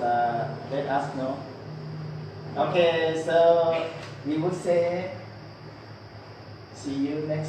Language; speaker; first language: English; non-native, learner; Lao